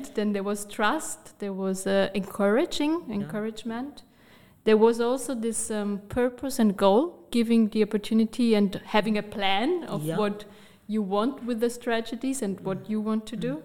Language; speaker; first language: English; non-native, fluent; German